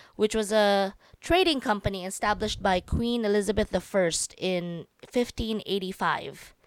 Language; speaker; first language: English; non-native, local second language; Cebuano